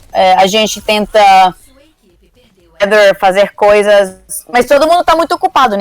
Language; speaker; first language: Portuguese; non-native, learner; Spanish